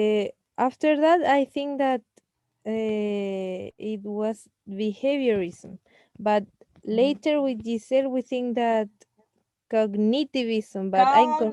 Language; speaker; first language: English; non-native, learner; Spanish